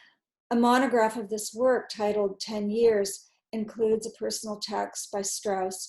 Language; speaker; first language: English; native; English